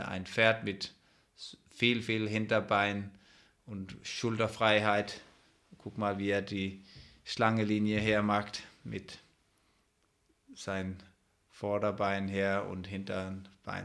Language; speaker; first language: German; non-native, fluent; Danish